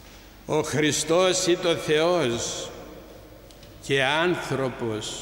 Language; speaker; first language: Greek; native; Greek